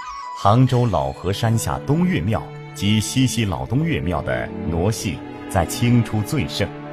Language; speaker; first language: Chinese; native; Chinese